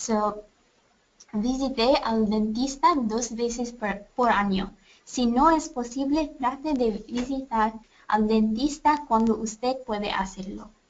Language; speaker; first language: Spanish; non-native, learner; English